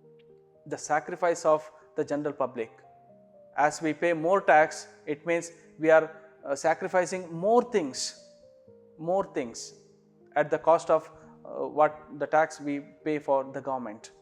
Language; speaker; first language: English; non-native, local second language; Kannada